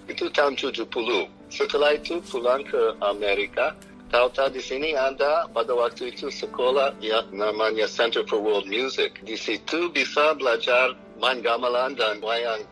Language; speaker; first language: Indonesian; non-native, fluent; English